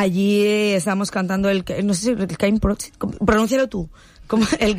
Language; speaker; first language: Spanish; native; Spanish